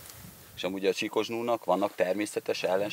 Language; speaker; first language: Hungarian; native; Hungarian